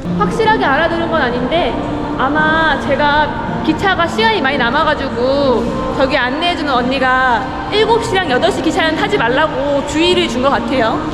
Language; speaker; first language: Korean; native; Korean